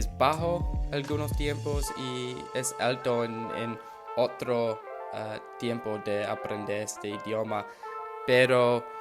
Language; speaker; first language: Spanish; non-native, learner; English